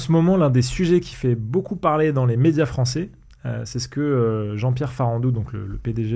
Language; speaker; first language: French; native; French